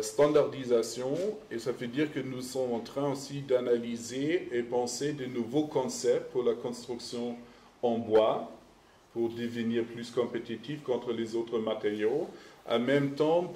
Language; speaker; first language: French; non-native, fluent; German